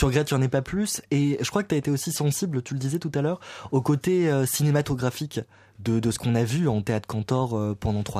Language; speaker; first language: French; native; French